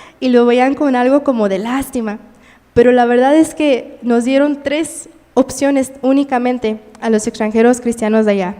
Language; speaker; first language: Spanish; early bilingual, heritage; Spanish